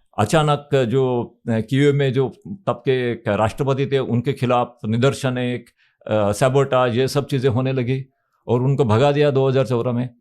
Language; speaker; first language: Hindi; non-native, local second language; Marathi